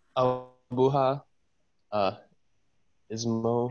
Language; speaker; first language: Arabic; non-native, learner; English